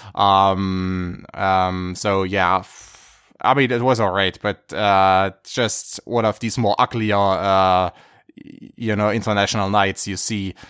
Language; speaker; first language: English; non-native, fluent; German